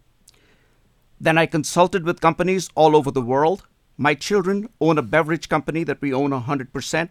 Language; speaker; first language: English; non-native, local second language; Hindi